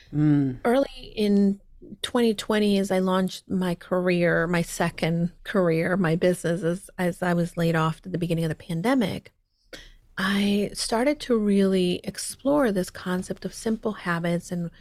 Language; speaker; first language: English; early bilingual, heritage; Spanish